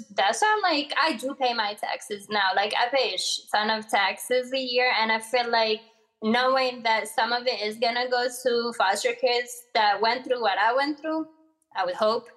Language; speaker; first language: English; early bilingual, other home language; Arabic